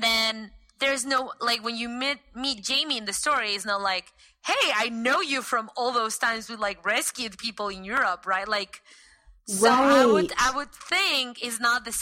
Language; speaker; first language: English; non-native, fluent; Spanish